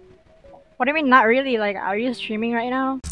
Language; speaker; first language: English; non-native, local second language; Filipino